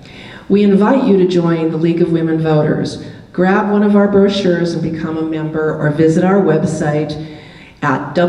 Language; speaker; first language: English; native; English